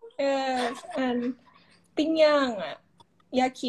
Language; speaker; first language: English; non-native, learner; Thai